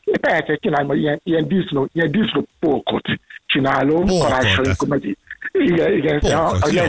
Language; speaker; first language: Hungarian; non-native, learner; Yoruba